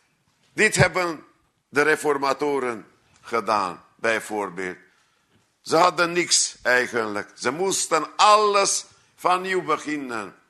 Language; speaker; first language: Dutch; non-native, fluent; Hungarian